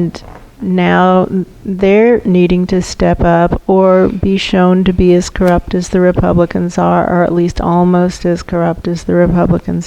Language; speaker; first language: English; native; English